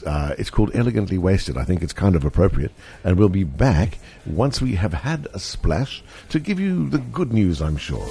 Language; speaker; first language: English; native; English